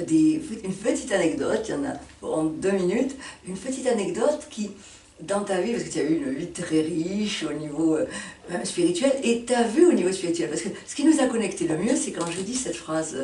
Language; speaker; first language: French; native; French